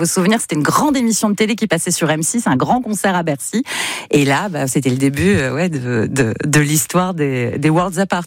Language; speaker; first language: French; native; French